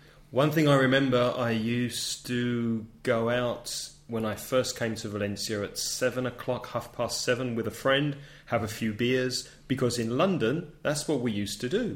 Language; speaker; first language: English; native; English